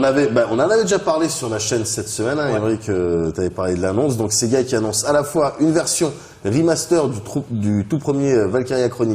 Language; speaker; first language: French; native; French